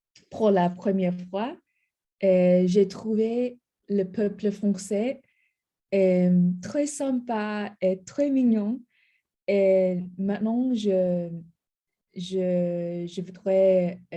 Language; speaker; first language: French; non-native, learner; English